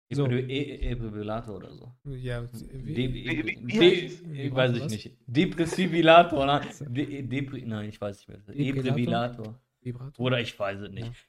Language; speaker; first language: German; early bilingual, other home language; Bosnian